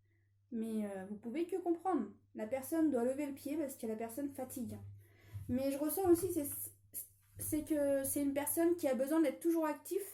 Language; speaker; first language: French; native; French